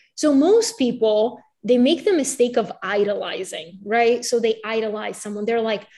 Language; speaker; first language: English; early bilingual, other home language; Bulgarian